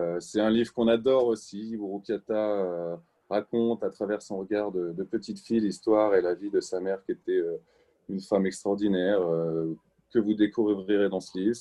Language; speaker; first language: French; native; French